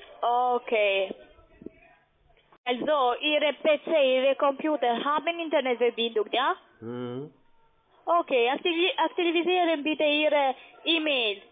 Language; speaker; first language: German; non-native, learner; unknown